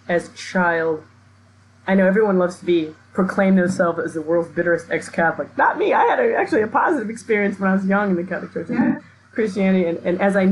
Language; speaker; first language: English; native; English